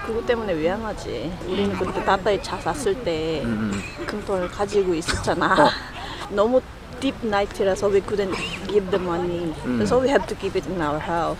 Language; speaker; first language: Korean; non-native, fluent; Filipino